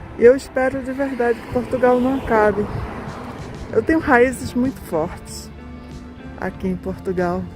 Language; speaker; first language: Portuguese; native; Portuguese